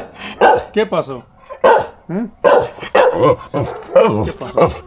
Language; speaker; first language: Spanish; non-native, learner; Urdu